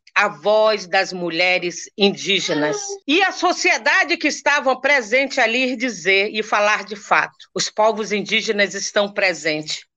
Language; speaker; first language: Portuguese; non-native, local second language; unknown